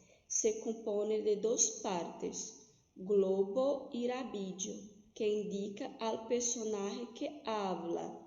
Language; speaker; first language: Spanish; non-native, fluent; Portuguese